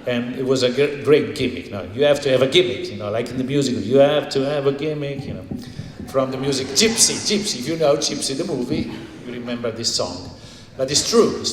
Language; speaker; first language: English; non-native, fluent; Italian